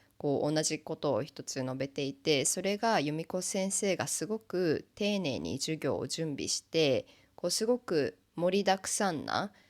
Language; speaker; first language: Japanese; native; Japanese